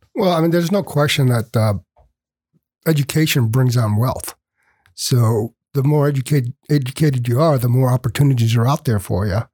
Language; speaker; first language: English; early bilingual, other home language; Spanish